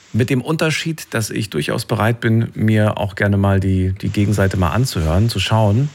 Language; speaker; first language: German; native; German